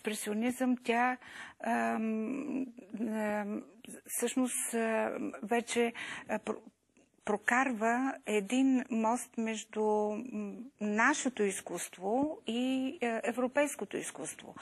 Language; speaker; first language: Bulgarian; native; Bulgarian